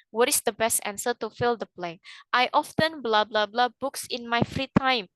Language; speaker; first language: English; non-native, fluent; Indonesian